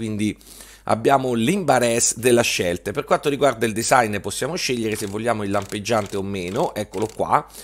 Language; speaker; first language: Italian; native; Italian